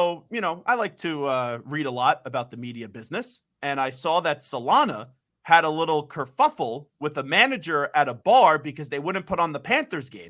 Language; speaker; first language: English; native; English